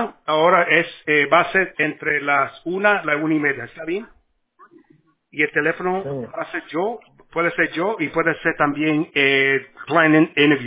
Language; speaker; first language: Spanish; early bilingual, heritage; Spanish